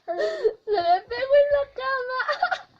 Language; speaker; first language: Spanish; native; Spanish